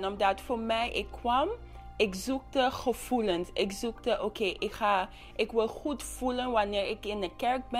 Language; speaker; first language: Dutch; non-native, local second language; English